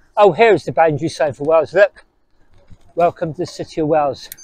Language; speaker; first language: English; native; English